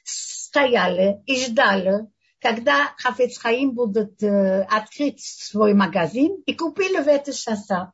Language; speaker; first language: Russian; non-native, learner; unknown